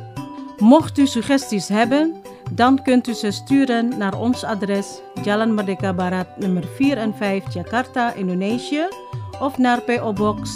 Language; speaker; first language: Dutch; non-native, fluent; Indonesian